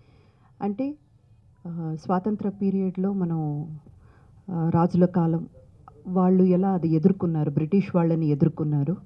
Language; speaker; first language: Telugu; native; Telugu